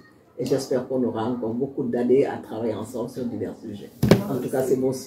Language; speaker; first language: French; non-native, local second language; Wolof